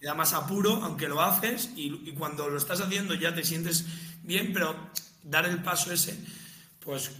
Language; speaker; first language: Spanish; native; Spanish